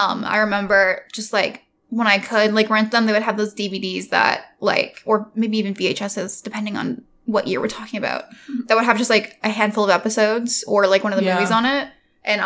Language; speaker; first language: English; native; English